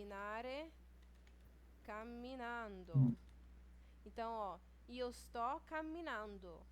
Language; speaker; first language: Italian; non-native, fluent; Portuguese